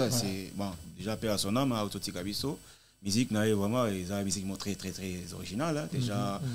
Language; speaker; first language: French; non-native, local second language; Lingala